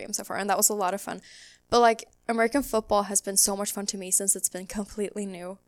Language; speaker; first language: English; non-native, fluent; Swedish